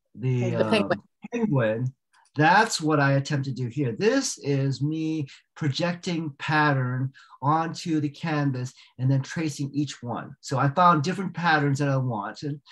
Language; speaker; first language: English; native; English